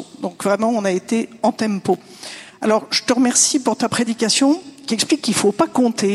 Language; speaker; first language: French; native; French